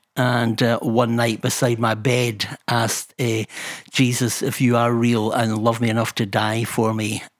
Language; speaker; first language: English; native; English